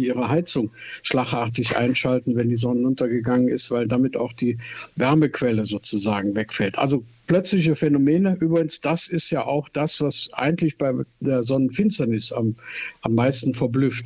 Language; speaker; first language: German; native; German